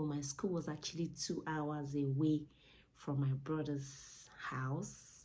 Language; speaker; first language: English; non-native, local second language; Yoruba